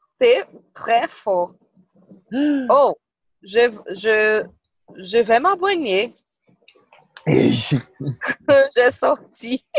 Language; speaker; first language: French; non-native, learner; Portuguese